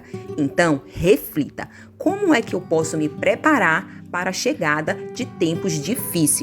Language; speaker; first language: Portuguese; native; Portuguese